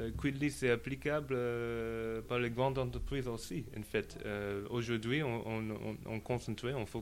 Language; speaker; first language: French; non-native, learner; English